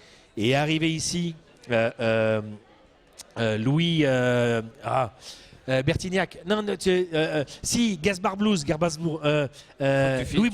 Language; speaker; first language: French; native; French